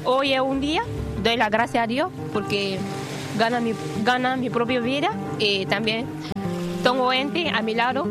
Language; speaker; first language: Spanish; non-native, learner; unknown